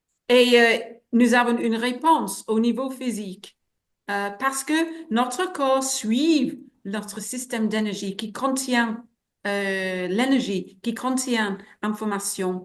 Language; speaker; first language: French; non-native, fluent; English